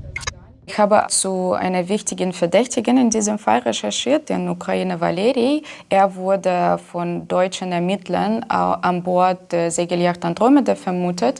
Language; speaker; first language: German; non-native, fluent; Russian